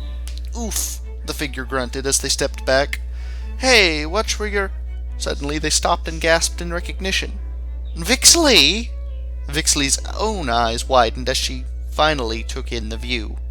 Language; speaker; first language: English; native; English